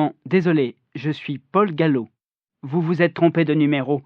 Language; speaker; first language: French; native; French